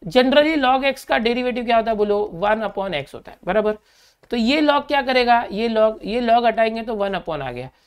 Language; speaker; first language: Hindi; native; Hindi